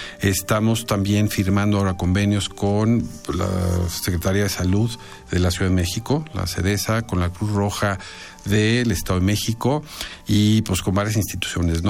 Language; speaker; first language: Spanish; native; Spanish